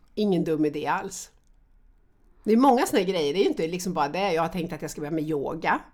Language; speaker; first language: Swedish; native; Swedish